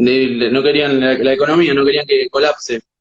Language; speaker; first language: Spanish; native; Spanish